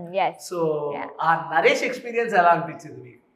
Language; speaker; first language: Telugu; native; Telugu